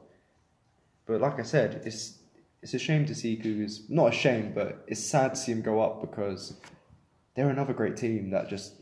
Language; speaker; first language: English; native; English